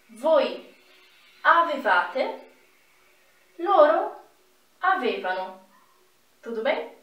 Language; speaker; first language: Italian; non-native, fluent; Portuguese